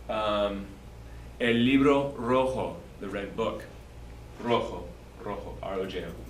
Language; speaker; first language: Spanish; non-native, fluent; English